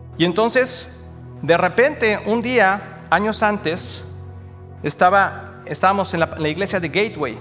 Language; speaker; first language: Spanish; native; Spanish